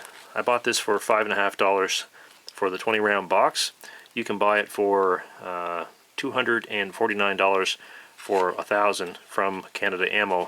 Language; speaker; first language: English; native; English